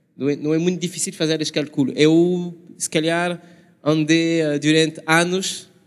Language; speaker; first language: Portuguese; non-native, learner; French